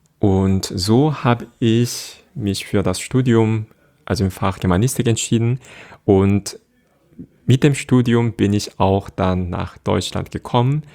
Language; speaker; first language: German; non-native, fluent; Korean